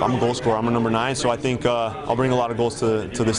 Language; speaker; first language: English; native; English